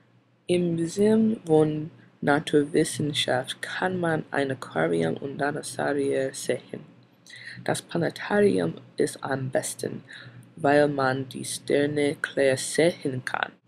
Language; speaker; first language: German; non-native, learner; English